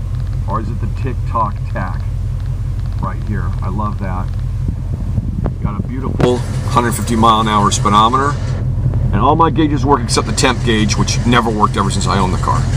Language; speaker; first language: English; native; English